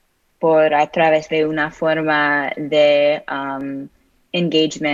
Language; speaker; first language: Spanish; non-native, learner; English